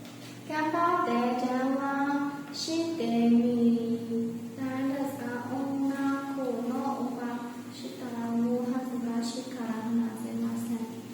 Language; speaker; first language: Japanese; non-native, learner; Burmese